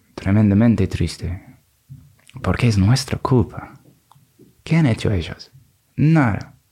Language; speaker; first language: Spanish; non-native, fluent; English